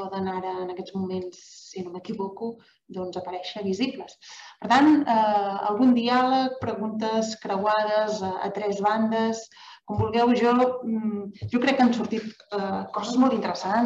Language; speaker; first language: Catalan; native; Catalan